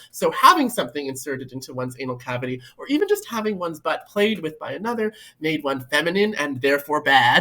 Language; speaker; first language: English; native; English